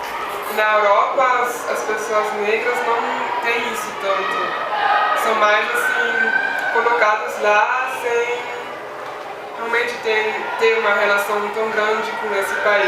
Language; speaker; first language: Portuguese; non-native, fluent; Swiss German